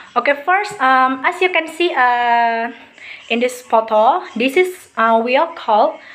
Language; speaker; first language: English; non-native, learner; Indonesian